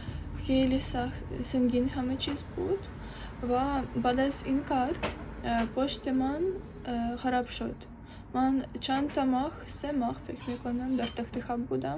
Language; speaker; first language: Persian; non-native, learner; Ukrainian